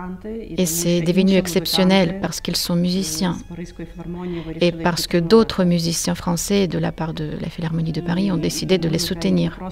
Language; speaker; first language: French; non-native, fluent; Ukrainian